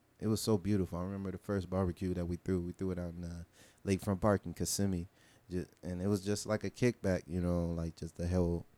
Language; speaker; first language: English; early bilingual, other home language; Haitian Creole